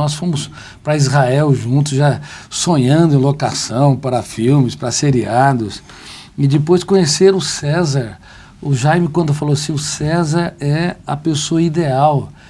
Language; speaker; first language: Portuguese; native; Portuguese